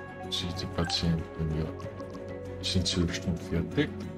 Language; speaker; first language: German; native; German